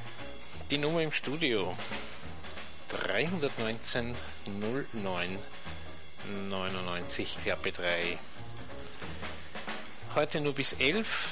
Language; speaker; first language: German; native; German